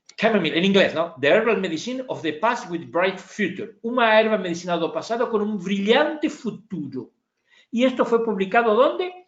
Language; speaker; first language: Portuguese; non-native, fluent; Spanish